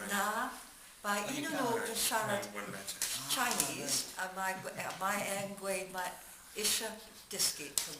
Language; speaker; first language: Welsh; non-native, learner; English